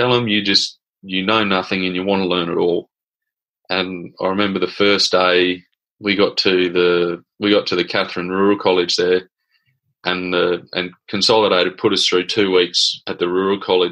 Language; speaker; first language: English; native; English